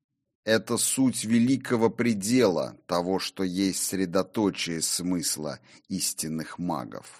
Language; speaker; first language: Russian; native; Russian